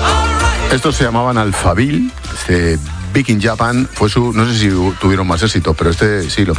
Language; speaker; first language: Spanish; native; Spanish